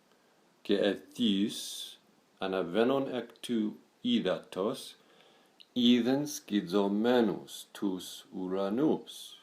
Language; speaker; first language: Greek; non-native, learner; English